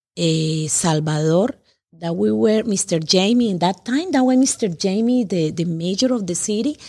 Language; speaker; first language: English; non-native, learner; Spanish